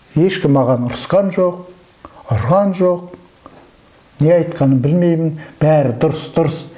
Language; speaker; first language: Kazakh; native; Kazakh